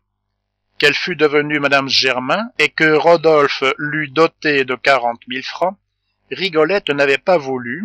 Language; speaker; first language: French; native; French